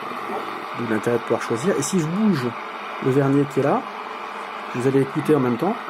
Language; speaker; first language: French; native; French